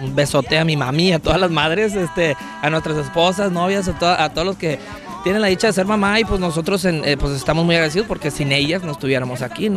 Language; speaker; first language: Spanish; native; Spanish